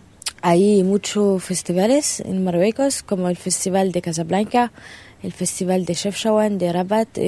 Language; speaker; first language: Spanish; non-native, learner; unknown